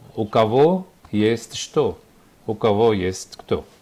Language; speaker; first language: Russian; non-native, fluent; Arabic